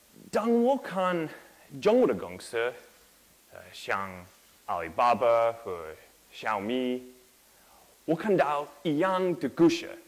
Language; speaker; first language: Chinese; non-native, learner; English